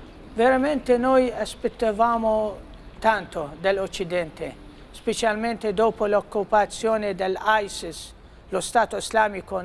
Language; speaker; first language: Italian; non-native, fluent; Arabic